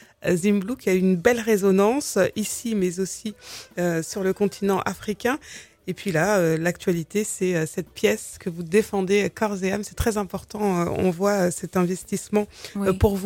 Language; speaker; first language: French; native; French